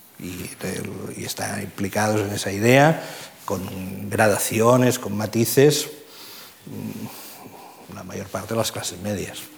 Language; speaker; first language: Spanish; non-native, local second language; Catalan